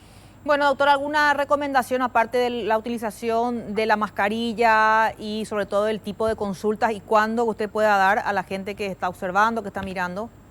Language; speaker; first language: Spanish; native; Spanish